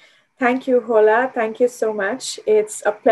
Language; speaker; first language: English; non-native, local second language; Hindi